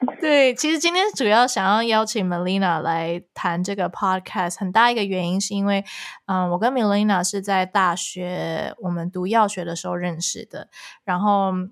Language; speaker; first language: Chinese; early bilingual, heritage; Chinese